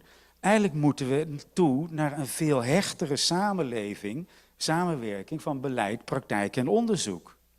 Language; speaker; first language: Dutch; native; Dutch